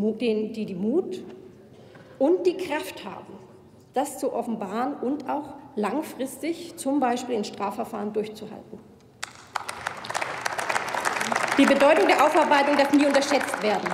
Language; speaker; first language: German; native; German